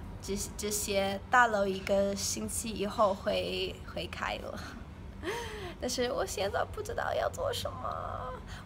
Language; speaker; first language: Chinese; non-native, learner; English